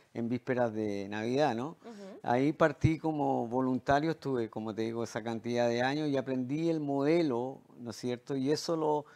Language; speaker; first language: Spanish; native; Spanish